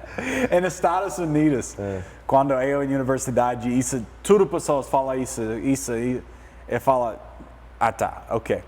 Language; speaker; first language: Portuguese; non-native, learner; English